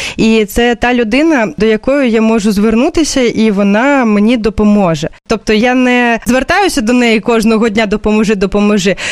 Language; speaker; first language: Ukrainian; non-native, fluent; Russian